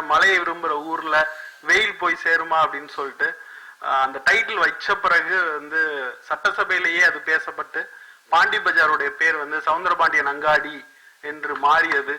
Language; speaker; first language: Tamil; native; Tamil